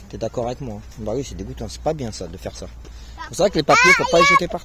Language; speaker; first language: French; native; French